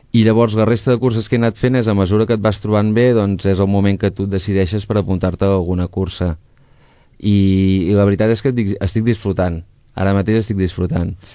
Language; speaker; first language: Catalan; native; Catalan